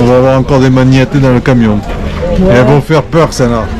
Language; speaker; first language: French; native; French